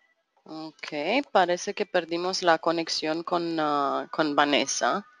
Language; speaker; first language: Spanish; non-native, fluent; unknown